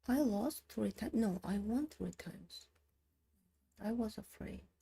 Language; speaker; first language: English; non-native, learner; Armenian